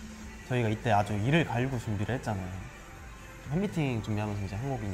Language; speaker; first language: Korean; native; Korean